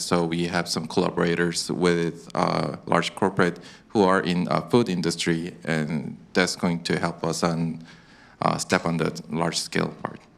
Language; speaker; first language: English; non-native, fluent; Korean